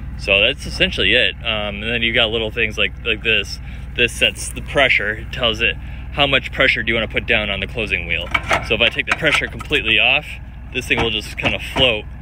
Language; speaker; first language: English; native; English